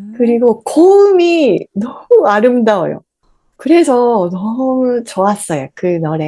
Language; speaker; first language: Korean; non-native, fluent; Japanese